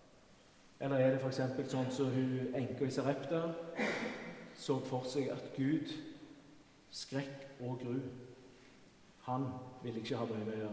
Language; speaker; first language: Norwegian; native; Norwegian